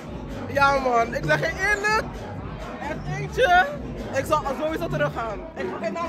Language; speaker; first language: Dutch; non-native, local second language; Papiamento